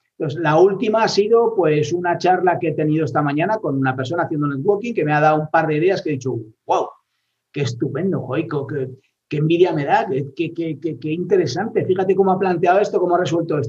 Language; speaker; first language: Spanish; native; Spanish